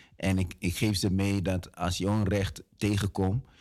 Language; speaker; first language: Dutch; early bilingual, other home language; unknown